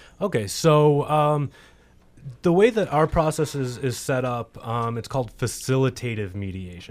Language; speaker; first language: English; native; English